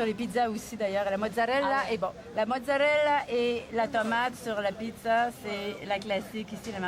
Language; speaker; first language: French; native; French